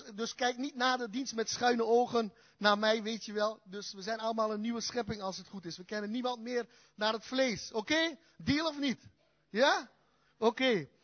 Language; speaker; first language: Dutch; early bilingual, other home language; Turkish